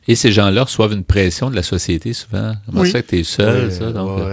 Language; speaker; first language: French; native; French